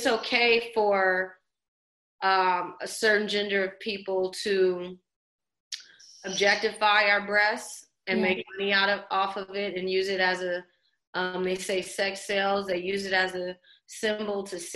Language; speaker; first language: English; native; English